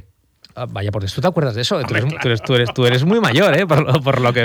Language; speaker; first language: Spanish; native; Spanish